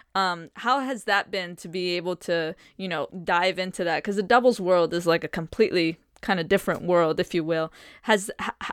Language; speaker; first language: English; non-native, fluent; German